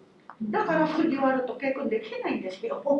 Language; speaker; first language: Japanese; non-native, fluent; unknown